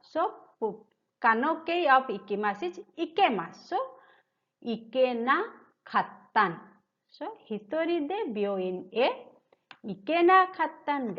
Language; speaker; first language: Japanese; non-native, fluent; Hindi